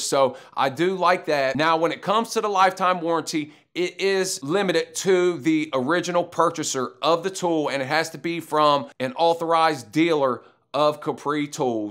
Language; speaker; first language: English; native; English